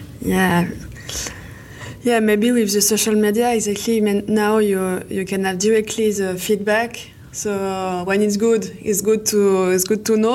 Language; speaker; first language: English; non-native, fluent; French